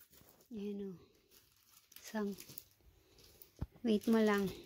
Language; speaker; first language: Japanese; non-native, learner; Filipino